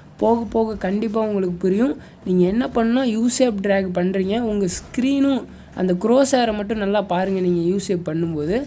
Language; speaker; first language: Tamil; native; Tamil